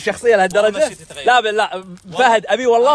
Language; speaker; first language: Arabic; native; Arabic